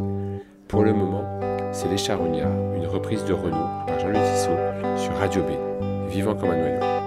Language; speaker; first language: French; native; French